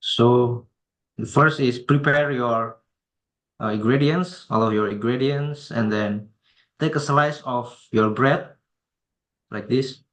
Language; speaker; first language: English; non-native, fluent; Indonesian